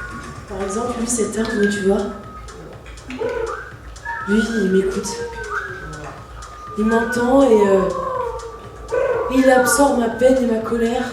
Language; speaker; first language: French; native; French